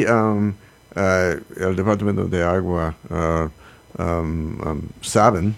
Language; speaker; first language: Spanish; non-native, learner; English